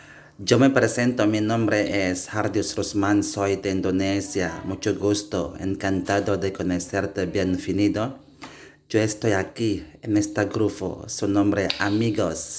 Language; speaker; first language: Spanish; non-native, learner; Indonesian